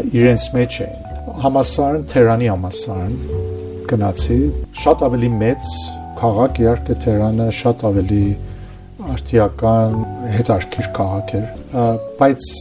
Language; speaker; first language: Armenian; early bilingual, heritage; Armenian